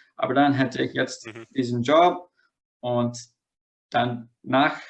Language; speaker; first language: German; non-native, fluent; English